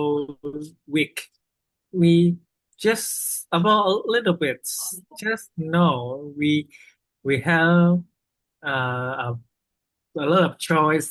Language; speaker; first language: English; non-native, learner; Vietnamese